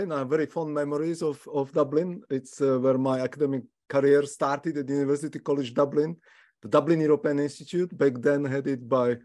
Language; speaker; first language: English; non-native, fluent; Slovak